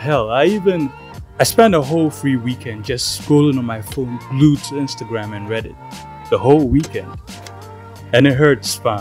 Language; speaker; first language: English; native; English